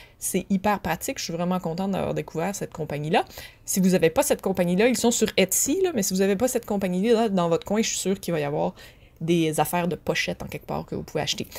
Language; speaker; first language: French; native; French